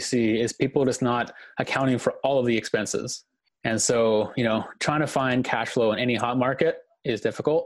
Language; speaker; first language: English; native; English